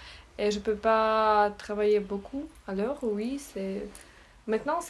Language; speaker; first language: French; non-native, learner; Russian